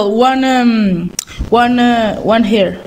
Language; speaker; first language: English; non-native, learner; Hungarian